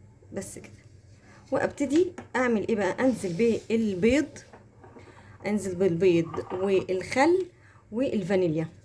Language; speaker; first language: Arabic; native; Arabic